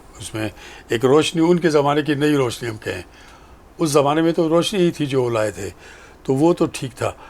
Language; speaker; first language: Urdu; non-native, local second language; Pashto